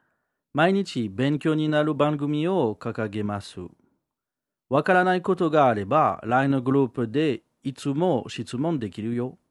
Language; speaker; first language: Japanese; non-native, learner; French